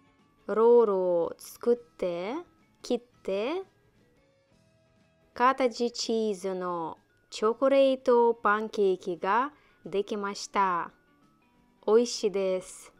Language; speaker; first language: Japanese; non-native, learner; Russian